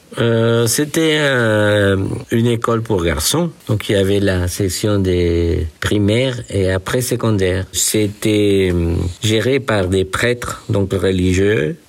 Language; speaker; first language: French; non-native, fluent; Spanish